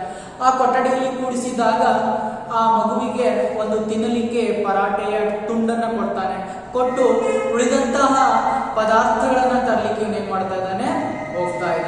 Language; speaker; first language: Kannada; native; Kannada